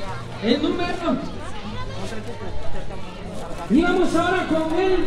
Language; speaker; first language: Spanish; native; Spanish